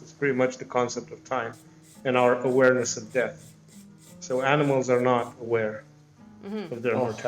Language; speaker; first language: English; non-native, fluent; Romanian